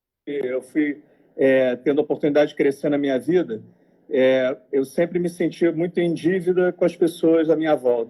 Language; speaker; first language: Portuguese; native; Portuguese